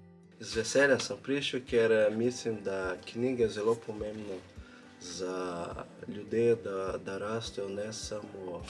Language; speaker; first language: Slovenian; non-native, fluent; Portuguese